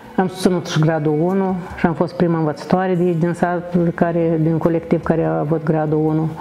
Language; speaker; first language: Romanian; native; Romanian